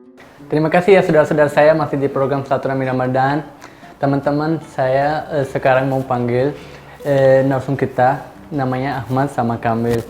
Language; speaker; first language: Indonesian; native; Indonesian